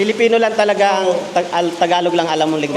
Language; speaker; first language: Filipino; native; Filipino